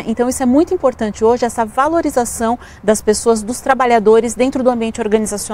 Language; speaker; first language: Portuguese; native; Portuguese